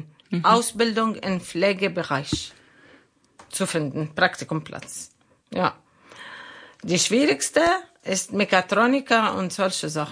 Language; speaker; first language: German; non-native, learner; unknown